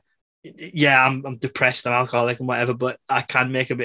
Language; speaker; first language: English; native; English